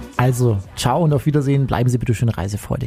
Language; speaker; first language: German; native; German